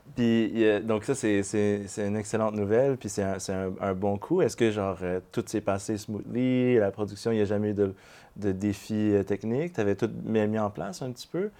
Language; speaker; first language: French; native; French